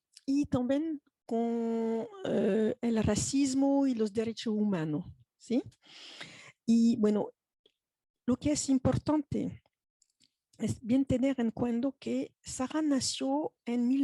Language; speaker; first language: Spanish; non-native, fluent; French